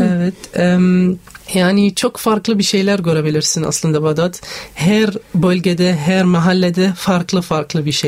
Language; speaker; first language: Turkish; non-native, learner; Arabic